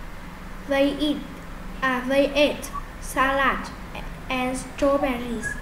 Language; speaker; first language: English; non-native, learner; Vietnamese